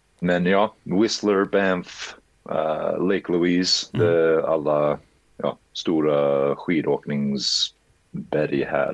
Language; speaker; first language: Swedish; early bilingual, heritage; Swedish